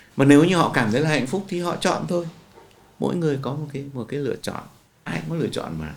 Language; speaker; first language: Vietnamese; native; Vietnamese